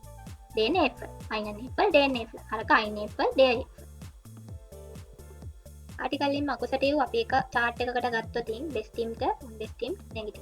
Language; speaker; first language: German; non-native, learner; Sinhala